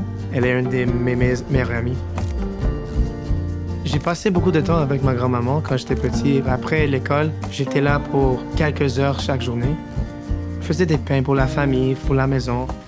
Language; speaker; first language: French; non-native, local second language; English